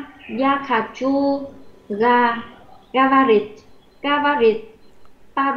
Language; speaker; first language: Russian; non-native, learner; Vietnamese